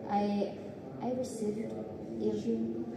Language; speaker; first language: English; non-native, learner; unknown